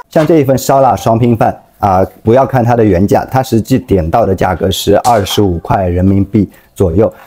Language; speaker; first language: Chinese; native; Chinese